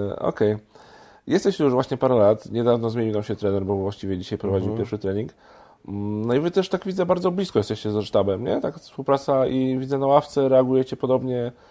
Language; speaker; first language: Polish; native; Polish